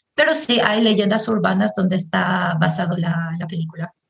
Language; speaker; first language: Spanish; non-native, fluent; Albanian